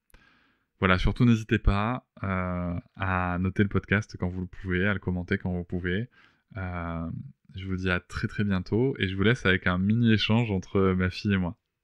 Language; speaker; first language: French; native; French